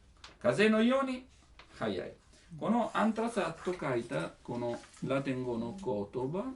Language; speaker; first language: Japanese; non-native, learner; Italian